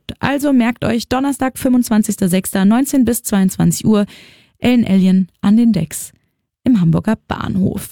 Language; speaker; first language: German; native; German